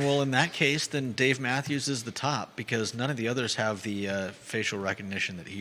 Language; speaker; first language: English; native; English